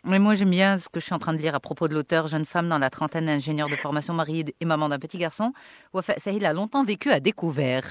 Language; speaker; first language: French; non-native, local second language; Arabic